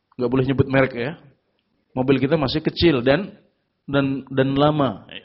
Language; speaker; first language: Indonesian; native; Indonesian